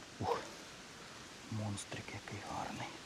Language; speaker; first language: Ukrainian; native; Ukrainian